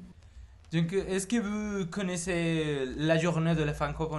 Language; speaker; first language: French; non-native, learner; Spanish